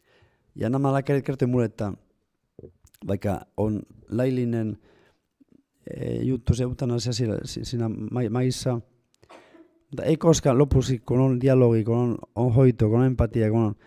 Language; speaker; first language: Finnish; non-native, fluent; Spanish